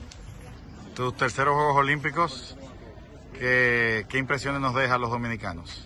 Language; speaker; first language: Spanish; native; Spanish